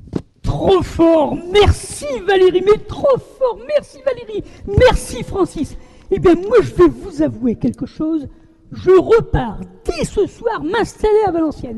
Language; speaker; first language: French; native; French